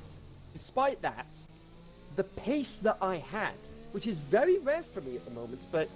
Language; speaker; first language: English; native; English